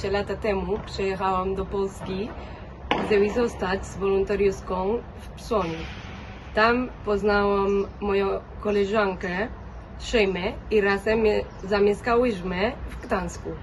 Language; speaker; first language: Polish; non-native, fluent; Spanish